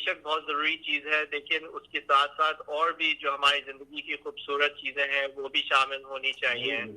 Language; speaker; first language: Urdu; early bilingual, heritage; Urdu